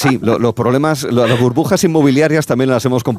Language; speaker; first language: Spanish; native; Spanish